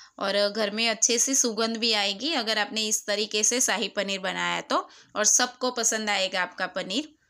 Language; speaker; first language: Hindi; non-native, local second language; Gujarati